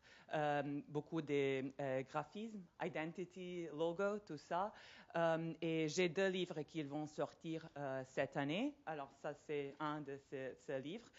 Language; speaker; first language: French; non-native, fluent; Serbian